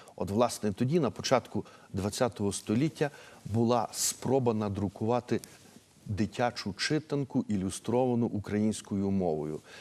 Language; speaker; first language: Ukrainian; native; Ukrainian